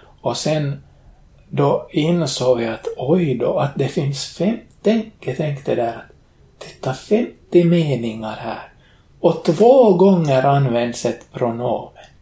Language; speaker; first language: Swedish; native; Swedish